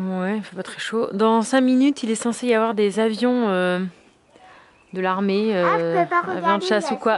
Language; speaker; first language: French; native; French